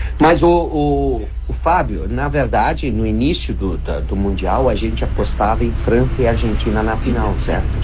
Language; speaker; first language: Portuguese; non-native, local second language; German